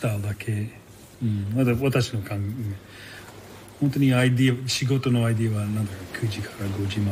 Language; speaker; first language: Japanese; non-native, learner; English